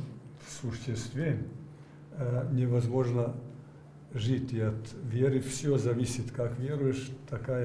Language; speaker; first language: Russian; non-native, learner; Serbian